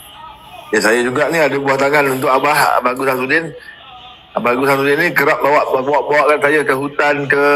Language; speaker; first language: Malay; native; Malay